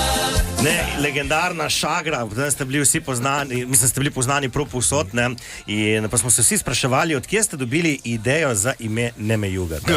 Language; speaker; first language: Slovenian; native; Slovenian